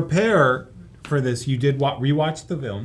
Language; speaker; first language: English; native; English